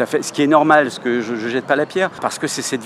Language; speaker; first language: French; native; French